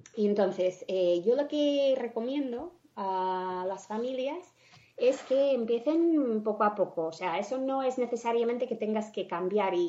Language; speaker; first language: Spanish; non-native, fluent; English